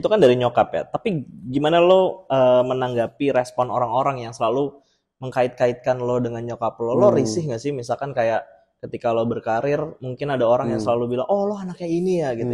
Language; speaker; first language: Indonesian; native; Indonesian